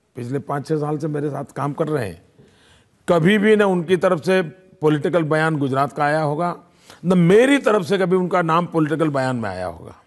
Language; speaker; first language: Hindi; non-native, local second language; Gujarati